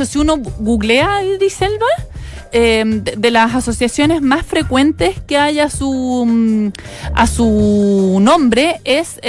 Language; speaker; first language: Spanish; native; Spanish